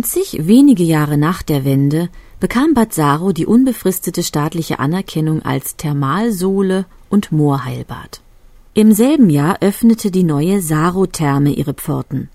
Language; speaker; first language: German; native; German